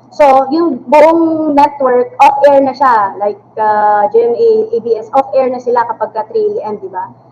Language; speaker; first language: Filipino; native; Filipino